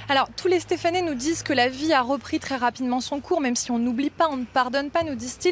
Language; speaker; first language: French; native; French